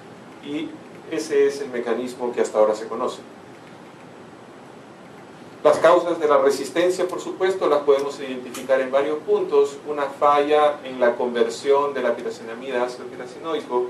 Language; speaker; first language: Spanish; native; Spanish